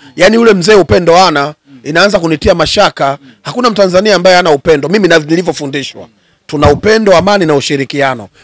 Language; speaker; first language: Swahili; native; Swahili